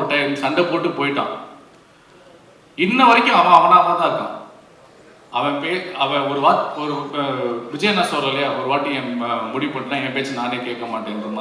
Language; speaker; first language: Tamil; native; Tamil